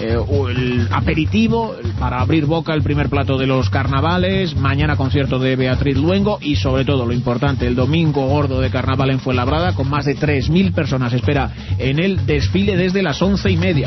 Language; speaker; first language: Spanish; native; Spanish